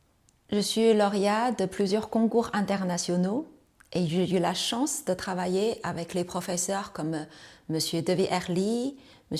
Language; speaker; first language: French; non-native, fluent; Chinese